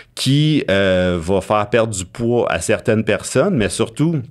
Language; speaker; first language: French; native; French